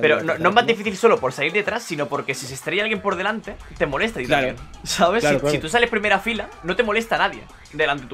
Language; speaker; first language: Spanish; native; Spanish